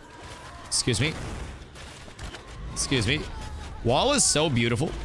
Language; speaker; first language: English; native; English